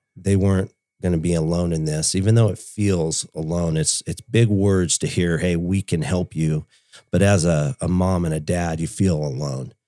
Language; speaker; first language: English; native; English